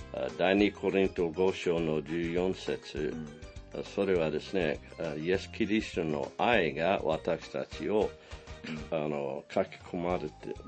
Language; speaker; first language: Japanese; non-native, fluent; English